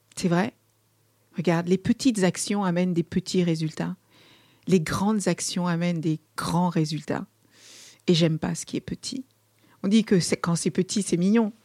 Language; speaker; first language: French; early bilingual, other home language; Kabuverdianu